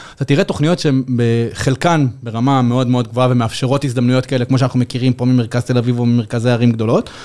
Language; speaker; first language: Hebrew; native; Hebrew